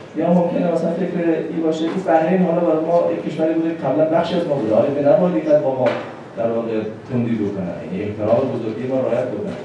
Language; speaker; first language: Persian; native; Persian